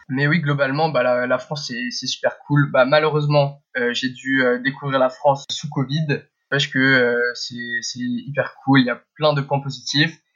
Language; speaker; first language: French; early bilingual, heritage; French